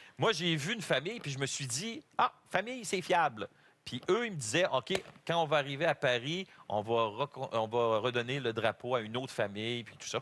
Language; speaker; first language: French; native; French